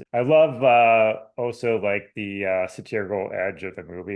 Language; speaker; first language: English; native; English